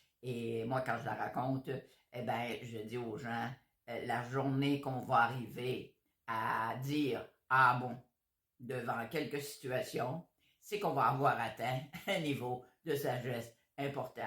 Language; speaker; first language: French; native; French